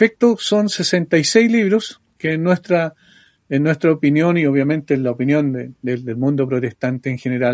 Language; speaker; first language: Spanish; native; Spanish